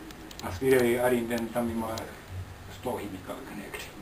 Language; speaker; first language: Bulgarian; non-native, learner; Finnish